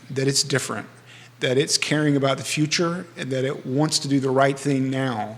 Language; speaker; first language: English; native; English